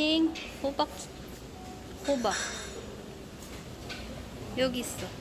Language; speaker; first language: Korean; non-native, learner; Filipino